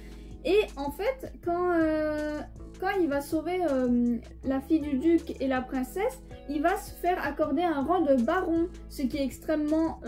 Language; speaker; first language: French; native; French